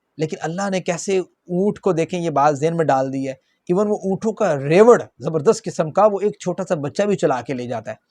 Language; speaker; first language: Urdu; non-native, local second language; Punjabi